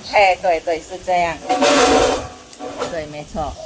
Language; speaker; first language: Chinese; non-native, fluent; Indonesian